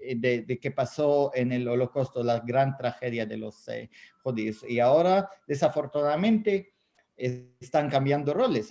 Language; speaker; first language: Spanish; non-native, fluent; Arabic